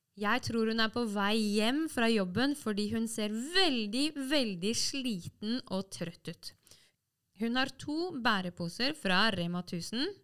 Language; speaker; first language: Norwegian; native; Norwegian